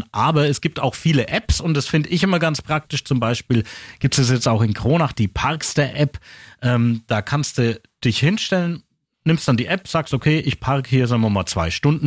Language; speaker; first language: German; native; German